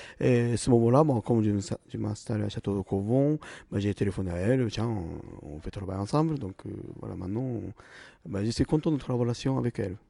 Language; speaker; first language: French; non-native, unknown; Japanese